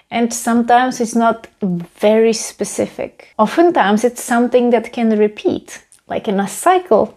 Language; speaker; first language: English; non-native, fluent; Czech